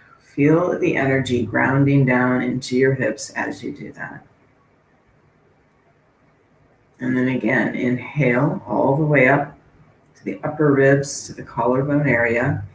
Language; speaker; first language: English; native; English